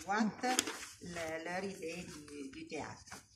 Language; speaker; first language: French; non-native, learner; Italian